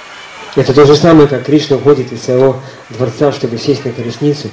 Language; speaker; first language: Russian; native; Russian